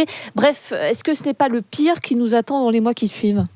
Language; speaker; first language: French; native; French